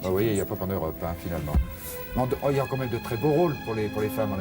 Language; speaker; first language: French; native; French